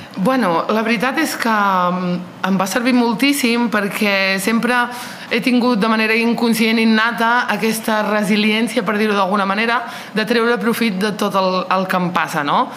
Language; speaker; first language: Catalan; early bilingual, other home language; Riffian